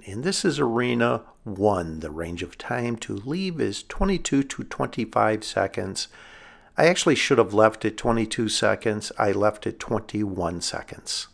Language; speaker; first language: English; native; English